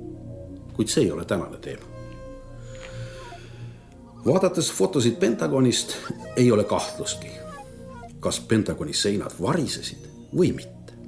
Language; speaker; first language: Estonian; native; Estonian